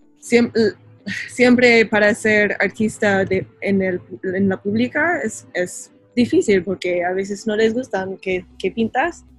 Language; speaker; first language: Spanish; non-native, learner; English